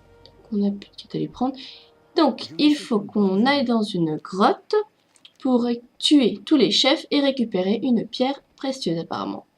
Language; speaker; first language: French; native; French